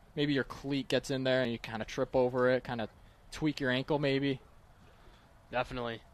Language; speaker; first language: English; native; English